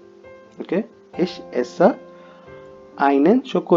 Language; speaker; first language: German; non-native, fluent; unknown